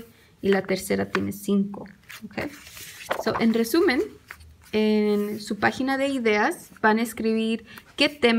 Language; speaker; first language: Spanish; early bilingual, heritage; English